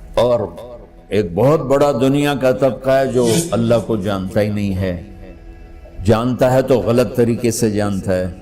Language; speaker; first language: Urdu; non-native, local second language; Punjabi